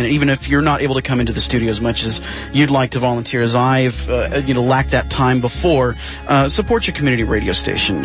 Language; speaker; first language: English; native; English